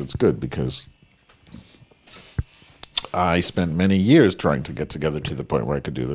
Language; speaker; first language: English; native; English